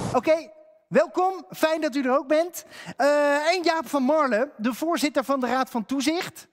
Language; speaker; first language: Dutch; native; Dutch